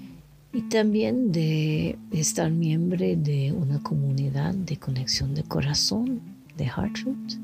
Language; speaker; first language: Spanish; non-native, learner; French